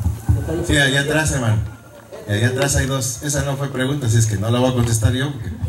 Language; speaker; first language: Spanish; native; Spanish